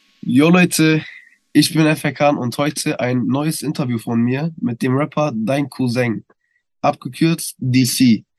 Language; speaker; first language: German; early bilingual, other home language; Turkish